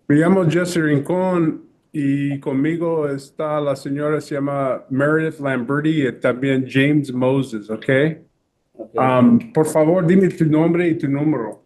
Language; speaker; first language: Spanish; early bilingual, heritage; English